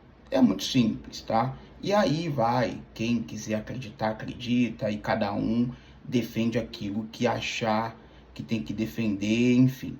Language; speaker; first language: Portuguese; native; Portuguese